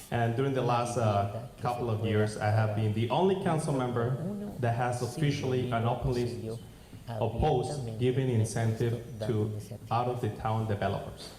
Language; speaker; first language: English; non-native, fluent; Spanish